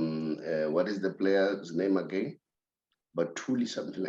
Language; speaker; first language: English; non-native, local second language; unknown